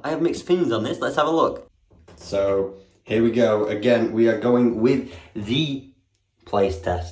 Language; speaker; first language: English; native; English